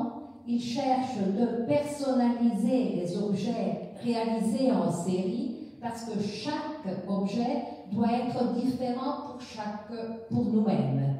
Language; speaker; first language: French; non-native, fluent; Italian